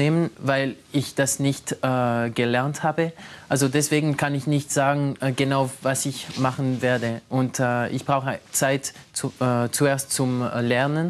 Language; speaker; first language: German; non-native, local second language; French